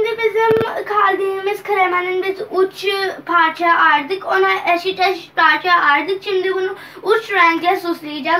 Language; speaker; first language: Turkish; non-native, learner; Urdu